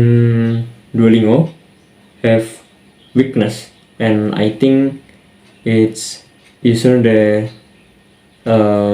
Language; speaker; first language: English; non-native, learner; Indonesian